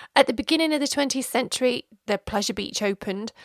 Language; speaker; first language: English; native; English